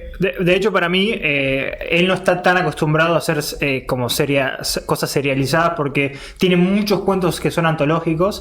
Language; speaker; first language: Spanish; native; Spanish